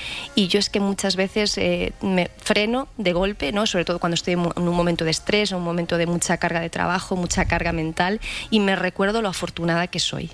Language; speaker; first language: Spanish; native; Spanish